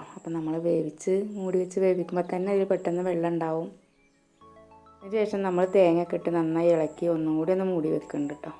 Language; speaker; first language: Malayalam; native; Malayalam